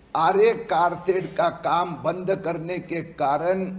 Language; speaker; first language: Hindi; non-native, local second language; Gujarati